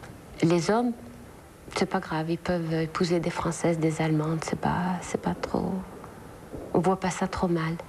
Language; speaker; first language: French; non-native, local second language; Arabic